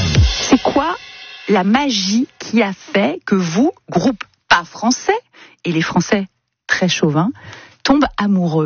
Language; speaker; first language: French; native; French